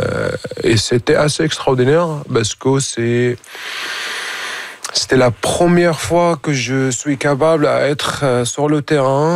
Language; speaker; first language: French; non-native, fluent; Arabic